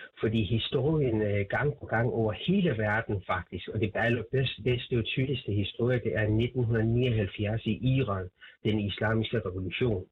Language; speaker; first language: Danish; non-native, fluent; Persian